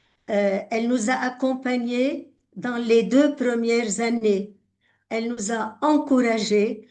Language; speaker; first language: French; non-native, local second language; Arabic